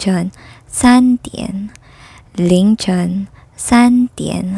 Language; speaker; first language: Chinese; non-native, fluent; Filipino